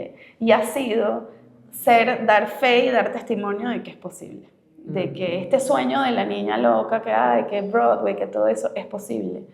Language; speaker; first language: Spanish; native; Spanish